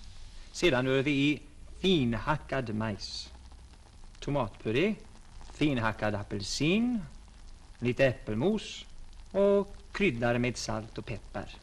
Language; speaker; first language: Swedish; non-native, fluent; English